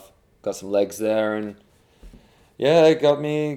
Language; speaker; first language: English; native; English